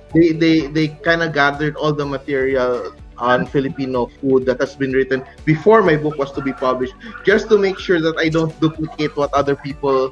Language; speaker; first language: English; non-native, local second language; Cebuano